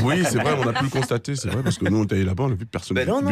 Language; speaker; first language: French; native; French